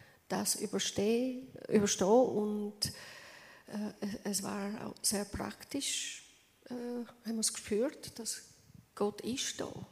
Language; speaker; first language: German; non-native, fluent; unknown